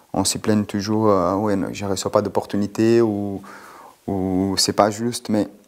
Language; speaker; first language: French; non-native, fluent; Portuguese